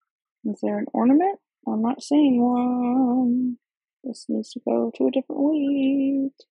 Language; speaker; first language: English; native; English